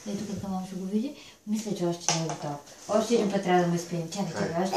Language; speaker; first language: Bulgarian; native; Bulgarian